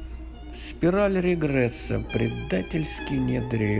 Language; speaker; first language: Russian; native; Russian